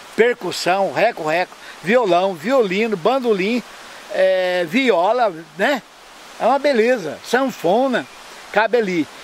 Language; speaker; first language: Portuguese; native; Portuguese